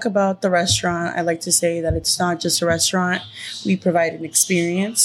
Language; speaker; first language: English; native; English